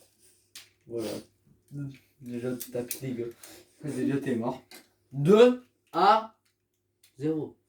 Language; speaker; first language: French; native; French